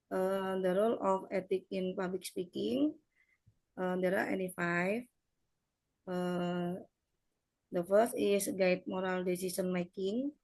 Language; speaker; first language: English; non-native, learner; Indonesian